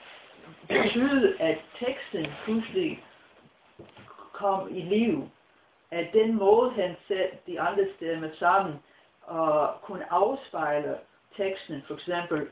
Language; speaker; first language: Danish; non-native, fluent; English